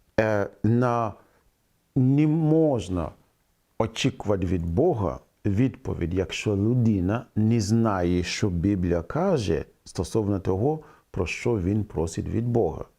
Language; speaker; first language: Ukrainian; non-native, fluent; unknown